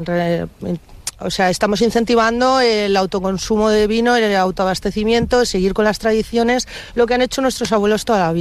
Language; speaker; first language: Spanish; native; Spanish